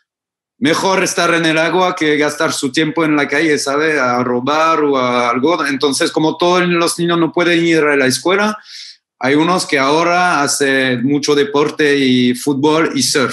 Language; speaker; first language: Spanish; non-native, fluent; French